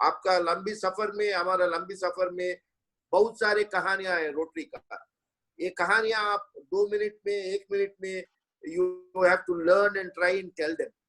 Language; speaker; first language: Hindi; non-native, local second language; Telugu